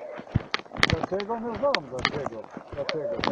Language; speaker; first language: Polish; non-native, learner; Slovenian